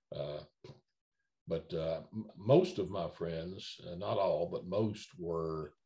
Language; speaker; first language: English; native; English